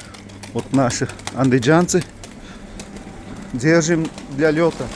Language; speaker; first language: Russian; non-native, local second language; Uzbek